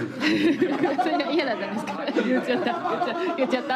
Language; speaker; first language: Japanese; native; Japanese